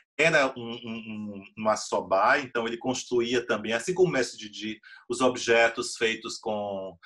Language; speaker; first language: Portuguese; native; Portuguese